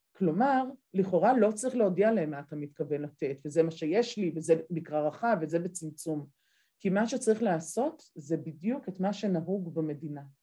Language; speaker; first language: Hebrew; native; Hebrew